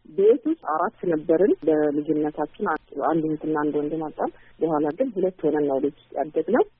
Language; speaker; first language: Amharic; non-native, local second language; Afar